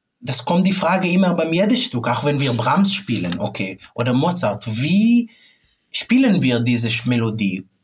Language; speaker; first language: German; non-native, fluent; Hebrew